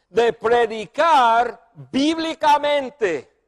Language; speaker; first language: Spanish; non-native, fluent; English